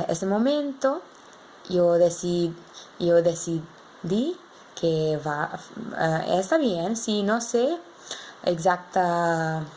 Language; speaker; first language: Spanish; non-native, learner; English